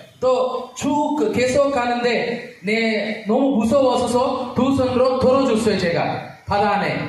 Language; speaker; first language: Korean; non-native, learner; Telugu